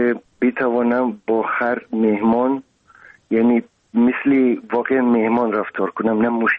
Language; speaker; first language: Persian; non-native, local second language; Russian